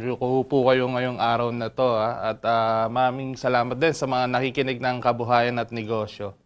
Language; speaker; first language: Filipino; native; Filipino